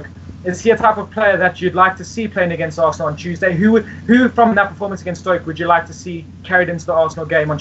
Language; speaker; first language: English; native; English